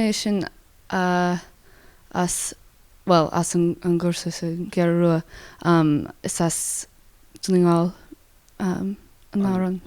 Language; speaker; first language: Irish; non-native, learner; English